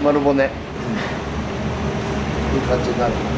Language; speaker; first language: Japanese; native; Japanese